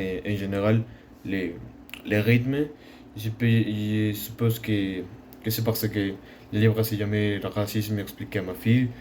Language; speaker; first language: French; non-native, learner; Spanish